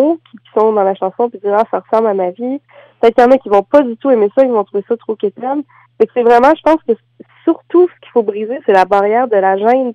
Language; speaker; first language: French; native; French